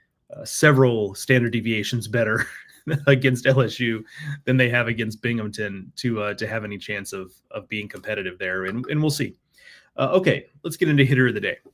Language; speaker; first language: English; native; English